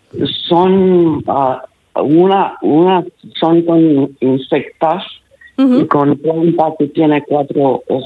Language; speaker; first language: Spanish; non-native, learner; Italian